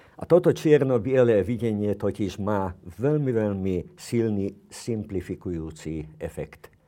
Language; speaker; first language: Slovak; non-native, local second language; Hungarian